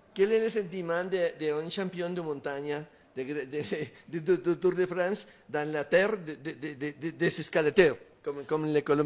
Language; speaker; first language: French; non-native, learner; Spanish